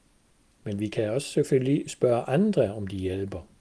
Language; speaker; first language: Danish; non-native, fluent; German